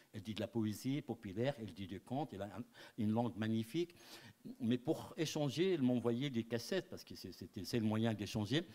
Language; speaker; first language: French; non-native, local second language; Arabic